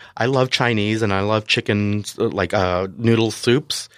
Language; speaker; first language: English; native; English